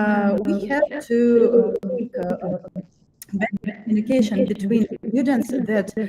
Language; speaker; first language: English; non-native, fluent; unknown